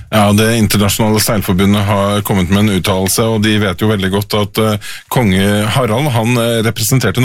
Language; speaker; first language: Norwegian; native; Norwegian